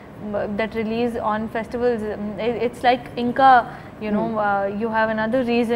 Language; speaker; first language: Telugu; non-native, learner; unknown